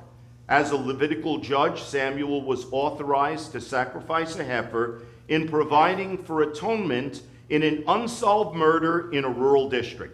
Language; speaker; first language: English; native; English